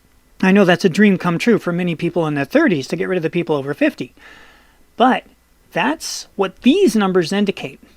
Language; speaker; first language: English; native; English